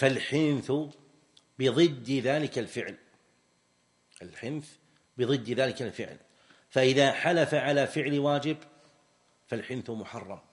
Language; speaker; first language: Arabic; native; Arabic